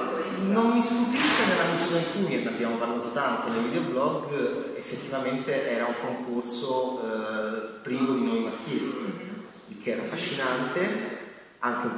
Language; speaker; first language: Italian; native; Italian